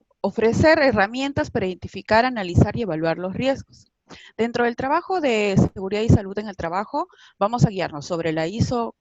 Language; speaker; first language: Spanish; native; Spanish